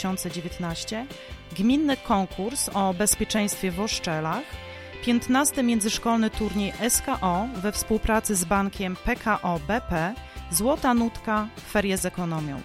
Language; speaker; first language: Polish; native; Polish